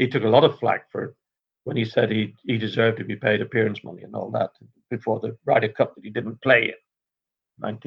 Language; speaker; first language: English; native; English